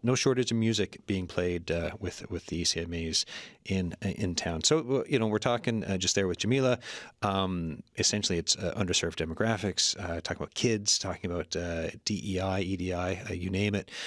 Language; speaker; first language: English; native; English